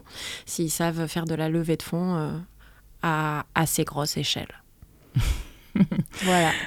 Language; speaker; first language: French; native; French